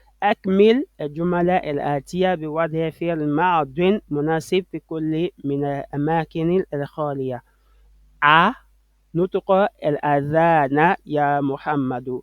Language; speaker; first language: Arabic; non-native, fluent; French